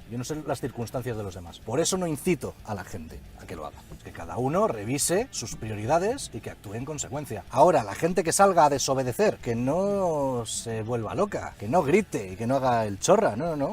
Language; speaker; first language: Spanish; native; Spanish